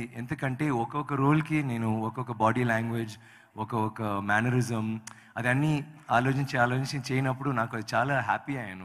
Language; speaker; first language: Telugu; non-native, learner; Tamil